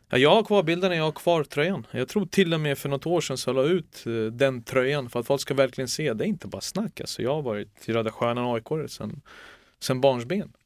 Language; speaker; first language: Swedish; early bilingual, other home language; Serbian